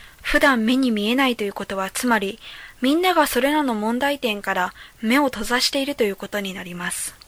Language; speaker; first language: Japanese; native; Japanese